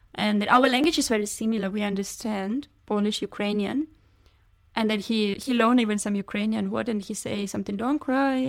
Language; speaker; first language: English; non-native, fluent; Ukrainian